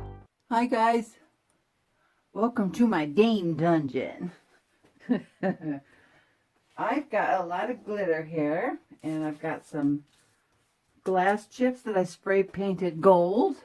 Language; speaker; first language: English; native; English